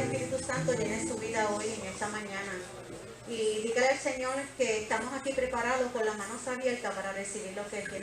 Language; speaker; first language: Spanish; native; Spanish